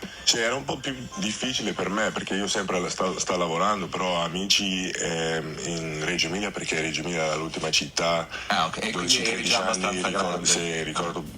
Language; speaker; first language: Italian; early bilingual, other home language; English